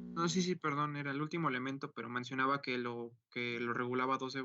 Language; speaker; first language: Spanish; native; Spanish